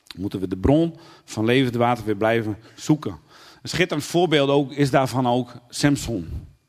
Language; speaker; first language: Dutch; native; Dutch